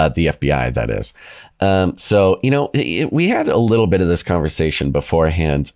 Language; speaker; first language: English; native; English